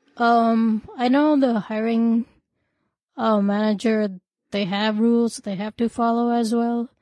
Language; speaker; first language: English; non-native, local second language; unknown